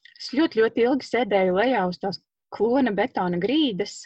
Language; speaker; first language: Latvian; native; Latvian